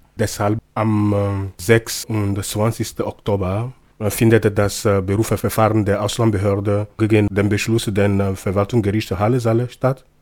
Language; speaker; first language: German; non-native, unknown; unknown